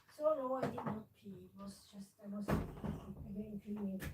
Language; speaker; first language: English; non-native, learner; German